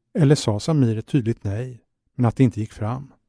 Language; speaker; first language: Swedish; native; Swedish